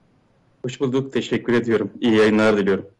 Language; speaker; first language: Turkish; native; Turkish